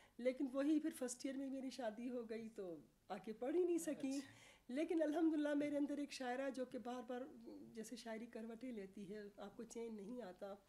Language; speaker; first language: Urdu; non-native, local second language; Sindhi